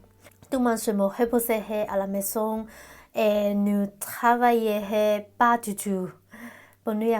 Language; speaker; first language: French; non-native, learner; Cantonese